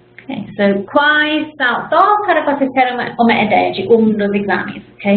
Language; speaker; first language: Portuguese; non-native, fluent; English